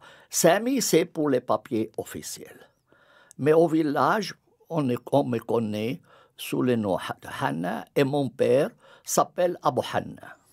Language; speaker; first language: French; non-native, fluent; Arabic